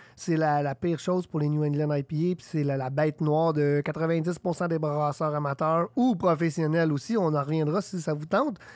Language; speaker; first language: French; native; French